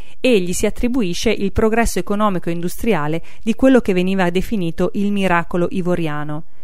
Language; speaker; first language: Italian; native; Italian